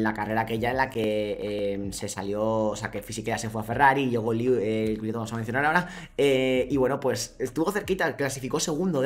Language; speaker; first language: Spanish; native; Spanish